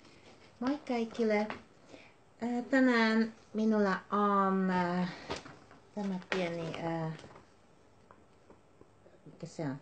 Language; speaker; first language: Finnish; non-native, learner; Dutch